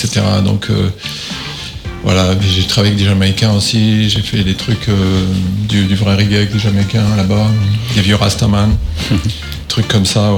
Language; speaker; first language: French; native; French